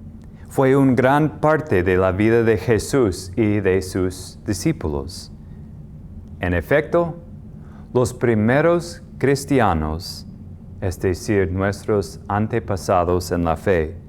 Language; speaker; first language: Spanish; non-native, fluent; English